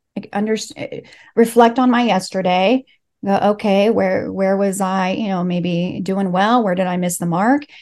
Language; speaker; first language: English; early bilingual, other home language; Spanish